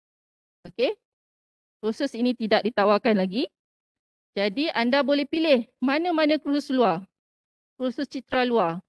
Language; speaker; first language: Malay; native; Malay